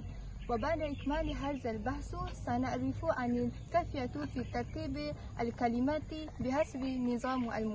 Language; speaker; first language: Arabic; non-native, learner; Malay